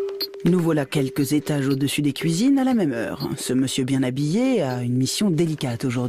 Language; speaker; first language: French; native; French